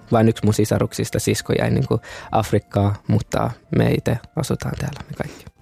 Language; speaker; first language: Finnish; early bilingual, other home language; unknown